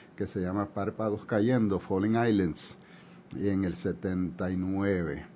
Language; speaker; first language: Spanish; early bilingual, heritage; Spanish